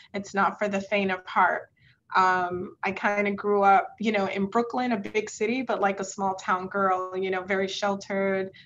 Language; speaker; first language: English; native; English